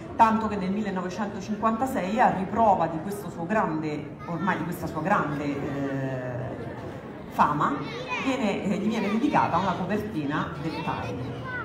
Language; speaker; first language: Italian; native; Italian